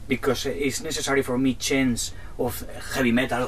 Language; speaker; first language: English; non-native, learner; Spanish